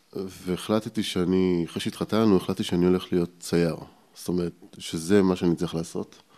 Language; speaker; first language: Hebrew; native; Hebrew